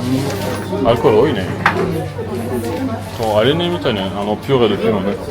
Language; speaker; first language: Japanese; non-native, fluent; French